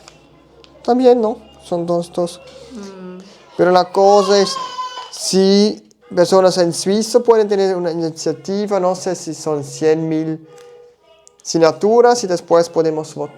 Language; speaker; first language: Spanish; non-native, learner; German